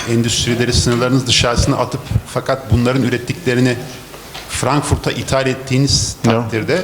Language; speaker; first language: Turkish; native; Turkish